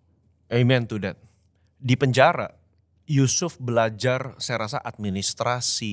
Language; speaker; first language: Indonesian; native; Indonesian